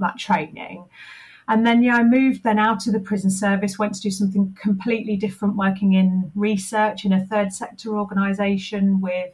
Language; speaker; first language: English; native; English